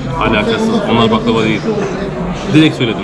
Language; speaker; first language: Turkish; native; Turkish